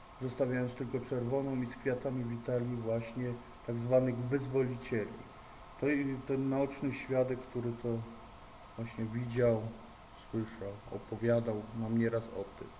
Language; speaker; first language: Polish; native; Polish